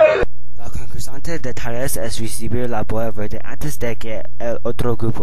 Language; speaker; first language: Spanish; non-native, learner; English